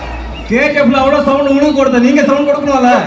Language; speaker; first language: Tamil; non-native, learner; Kannada